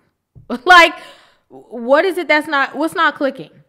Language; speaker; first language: English; native; English